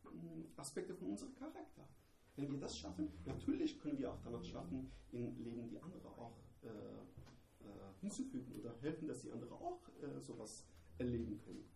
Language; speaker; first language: German; non-native, learner; Persian